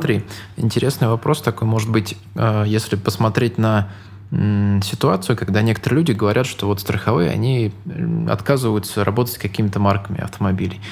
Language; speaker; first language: Russian; native; Russian